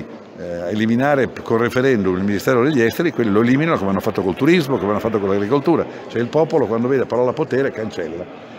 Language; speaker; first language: Italian; native; Italian